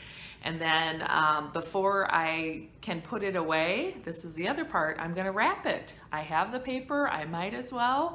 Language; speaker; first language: English; native; English